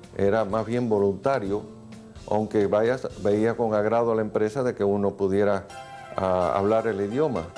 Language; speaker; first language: Spanish; native; Spanish